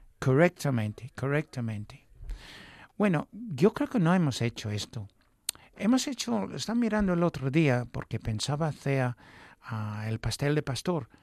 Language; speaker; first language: Spanish; non-native, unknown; English